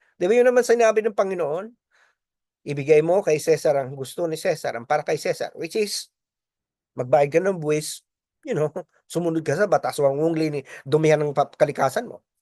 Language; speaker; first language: Filipino; non-native, local second language; Bikol